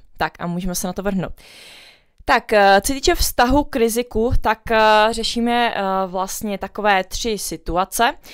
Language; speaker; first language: Czech; early bilingual, other home language; Vietnamese